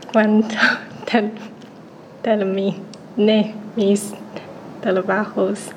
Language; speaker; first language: Spanish; non-native, learner; Chinese